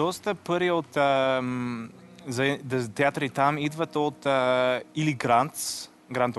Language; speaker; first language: Bulgarian; non-native, learner; English